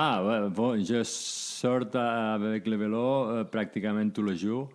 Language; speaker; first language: French; non-native, learner; Spanish